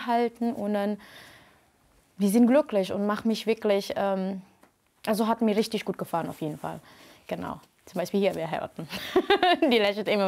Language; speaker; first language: German; non-native, learner; Indonesian